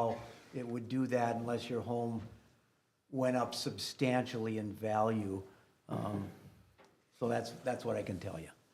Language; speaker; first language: English; native; English